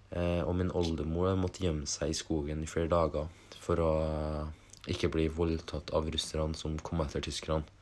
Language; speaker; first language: Norwegian; early bilingual, other home language; German